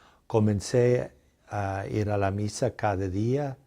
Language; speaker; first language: Spanish; non-native, fluent; English